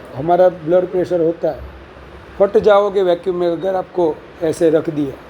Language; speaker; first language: Hindi; non-native, local second language; Gujarati